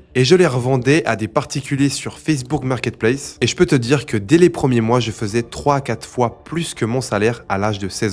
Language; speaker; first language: French; native; French